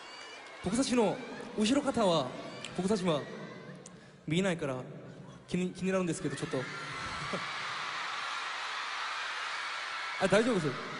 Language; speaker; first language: Japanese; non-native, fluent; Korean